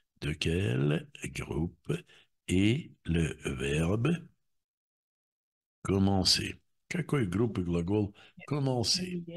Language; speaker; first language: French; non-native, fluent; Russian